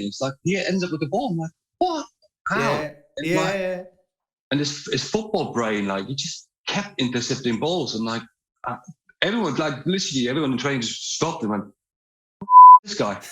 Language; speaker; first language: English; non-native, fluent; German